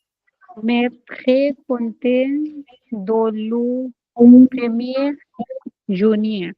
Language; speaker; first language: French; non-native, learner; Bangla